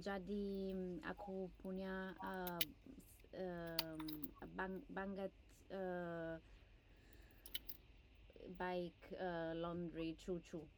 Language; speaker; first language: Indonesian; non-native, learner; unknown